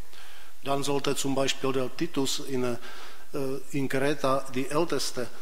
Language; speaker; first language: German; non-native, fluent; Polish